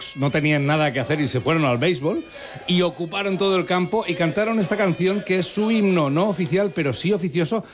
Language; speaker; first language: Spanish; native; Spanish